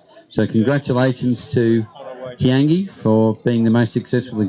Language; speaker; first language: English; native; English